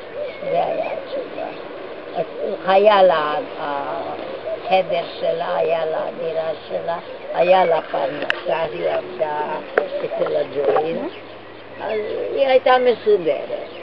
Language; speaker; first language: Hebrew; non-native, fluent; Hungarian